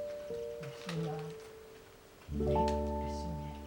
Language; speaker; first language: Japanese; native; Japanese